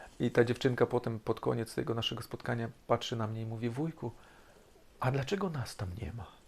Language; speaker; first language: Polish; early bilingual, heritage; Polish